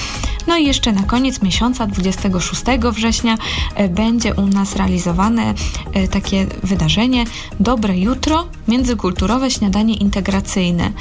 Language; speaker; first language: Polish; native; Polish